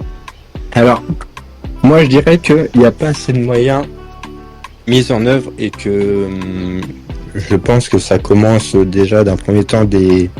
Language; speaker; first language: French; native; French